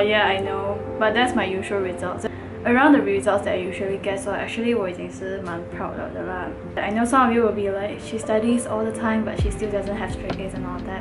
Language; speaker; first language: English; non-native, local second language; Chinese